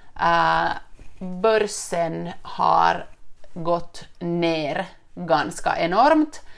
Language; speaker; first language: Swedish; non-native, local second language; Finnish